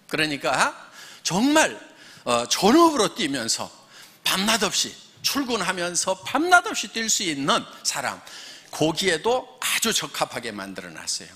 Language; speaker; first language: Korean; native; Korean